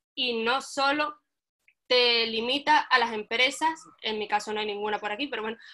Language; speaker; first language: Spanish; native; Spanish